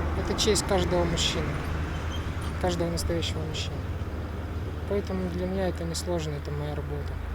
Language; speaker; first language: Russian; native; Russian